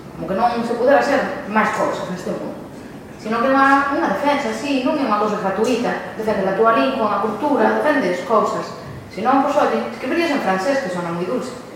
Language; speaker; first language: Galician; native; Galician